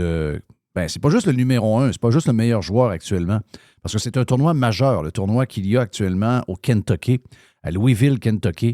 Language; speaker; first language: French; native; French